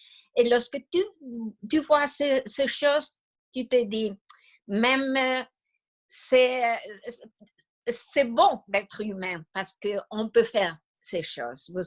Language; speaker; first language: French; non-native, fluent; Spanish